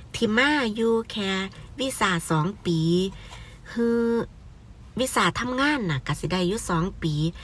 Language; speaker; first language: Thai; native; Thai